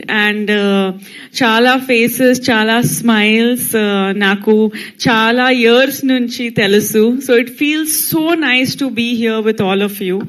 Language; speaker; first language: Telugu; non-native, local second language; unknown